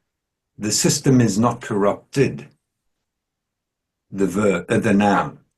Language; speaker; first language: English; native; English